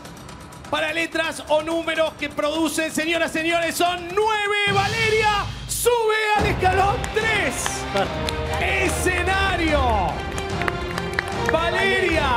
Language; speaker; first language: Spanish; native; Spanish